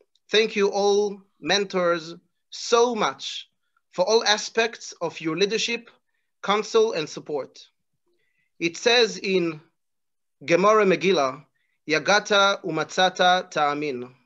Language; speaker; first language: English; non-native, fluent; Hebrew